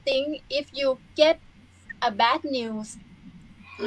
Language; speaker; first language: English; non-native, learner; Thai